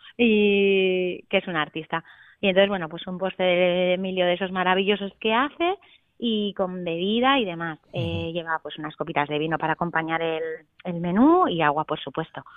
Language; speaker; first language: Spanish; native; Spanish